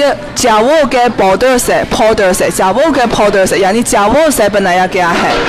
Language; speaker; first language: Hindi; non-native, fluent; Chinese